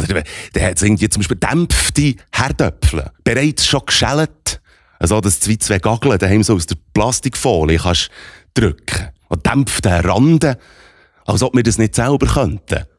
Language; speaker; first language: German; native; German